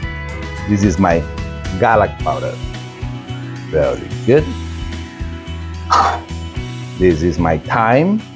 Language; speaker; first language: English; non-native, fluent; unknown